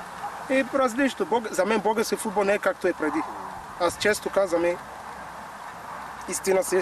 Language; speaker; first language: Bulgarian; non-native, learner; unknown